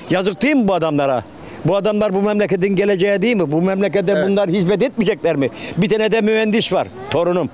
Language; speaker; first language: Turkish; native; Turkish